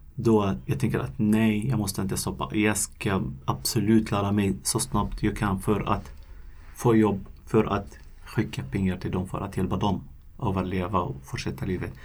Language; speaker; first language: Swedish; non-native, fluent; Arabic